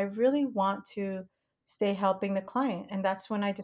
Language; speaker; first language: English; native; English